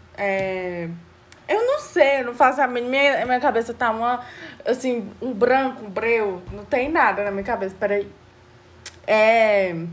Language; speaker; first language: Portuguese; native; Portuguese